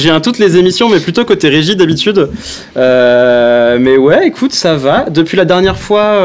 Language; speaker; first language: French; native; French